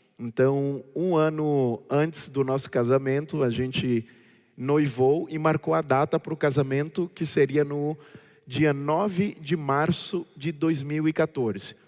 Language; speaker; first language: Portuguese; non-native, local second language; Kabuverdianu